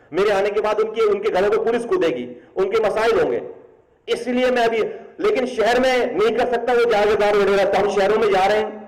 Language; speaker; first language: Urdu; native; Urdu